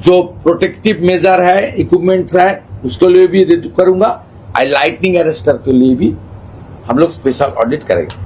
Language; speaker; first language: Hindi; non-native, local second language; Bangla